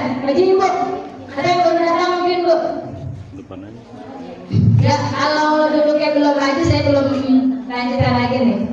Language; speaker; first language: Indonesian; native; Indonesian